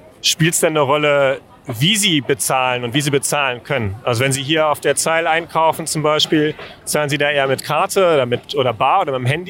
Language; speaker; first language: German; native; German